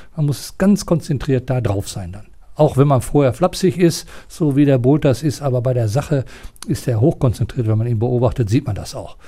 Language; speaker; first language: German; native; German